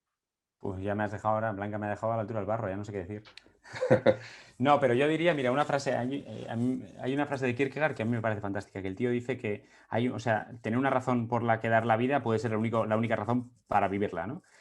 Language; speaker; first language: Spanish; native; Spanish